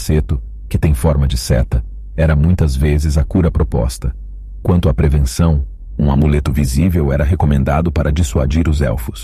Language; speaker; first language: Portuguese; native; Portuguese